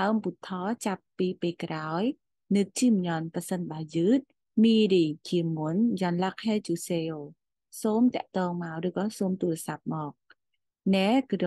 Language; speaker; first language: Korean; non-native, fluent; Khmer